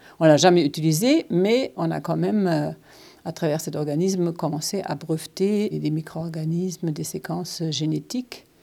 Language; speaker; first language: French; non-native, fluent; German